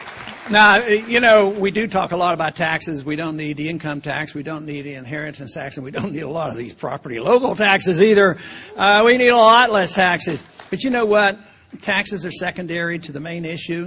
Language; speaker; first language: English; native; English